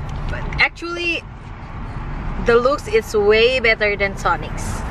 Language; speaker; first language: English; non-native, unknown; Indonesian